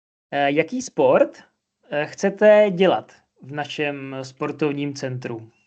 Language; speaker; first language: Czech; non-native, fluent; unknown